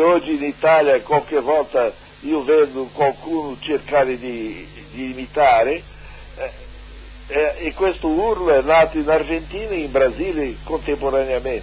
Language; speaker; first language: Italian; non-native, fluent; Portuguese